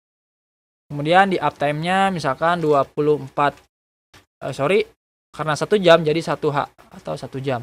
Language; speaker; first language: Indonesian; native; Indonesian